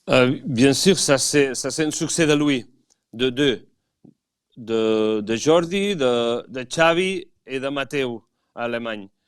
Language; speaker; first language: French; non-native, fluent; Catalan